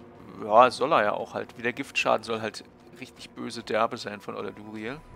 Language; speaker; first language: German; native; German